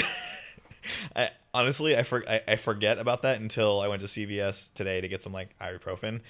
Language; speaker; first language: English; native; English